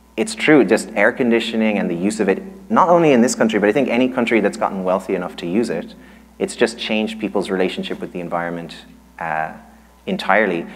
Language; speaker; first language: English; native; English